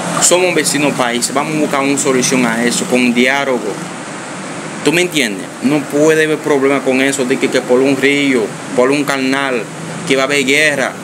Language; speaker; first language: Spanish; non-native, fluent; Haitian Creole